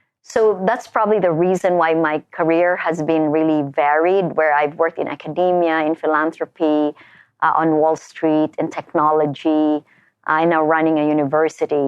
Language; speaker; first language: English; non-native, local second language; Filipino